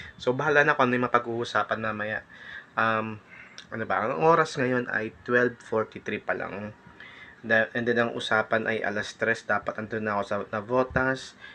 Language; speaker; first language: Filipino; native; Filipino